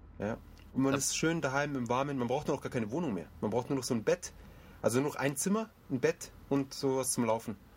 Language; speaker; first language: German; early bilingual, other home language; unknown